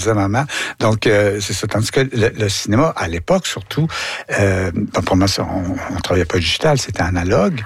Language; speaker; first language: French; native; French